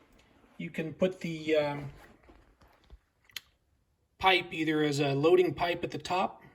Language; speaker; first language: English; native; English